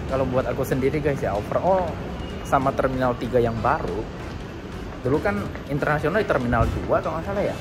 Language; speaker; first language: Indonesian; native; Indonesian